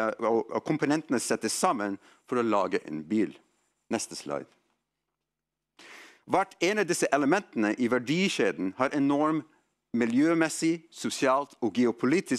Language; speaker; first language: Norwegian; non-native, fluent; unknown